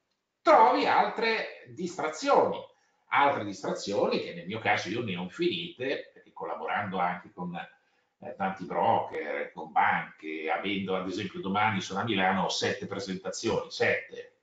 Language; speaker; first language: Italian; native; Italian